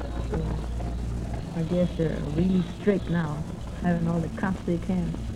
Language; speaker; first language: English; early bilingual, other home language; Spanish